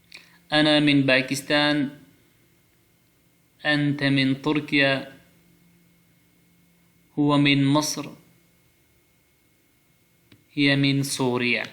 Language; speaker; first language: Arabic; non-native, fluent; Pashto